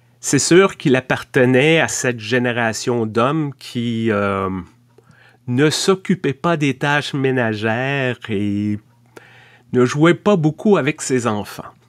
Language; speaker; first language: French; native; French